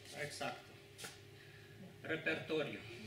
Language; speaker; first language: Italian; non-native, learner; Spanish